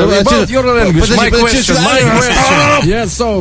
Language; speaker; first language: English; non-native, learner; Russian